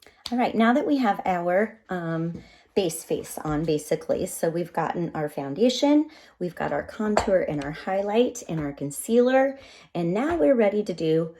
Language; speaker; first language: English; native; English